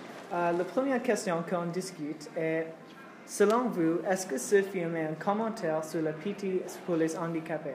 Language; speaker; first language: French; non-native, learner; English